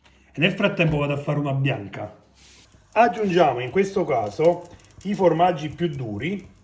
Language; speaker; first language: Italian; native; Italian